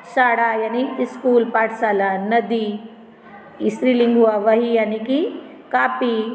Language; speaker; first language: Hindi; non-native, local second language; Marathi